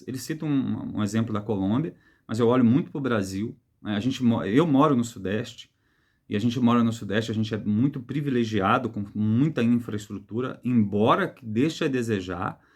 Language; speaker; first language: Portuguese; native; Portuguese